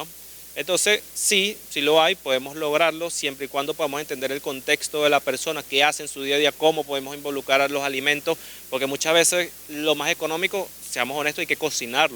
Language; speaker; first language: Spanish; native; Spanish